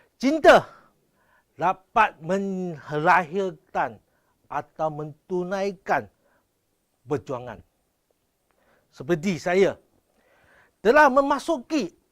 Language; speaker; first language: Malay; non-native, local second language; Chinese